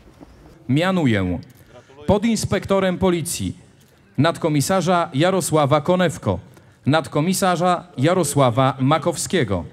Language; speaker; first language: Polish; native; Polish